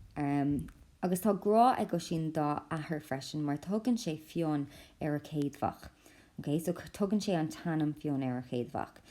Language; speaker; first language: Irish; non-native, local second language; English